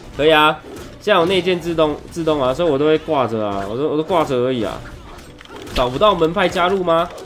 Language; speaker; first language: Chinese; native; Chinese